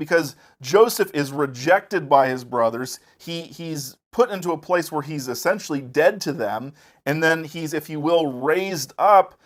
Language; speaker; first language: English; native; English